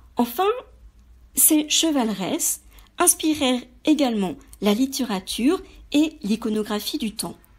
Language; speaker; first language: French; native; French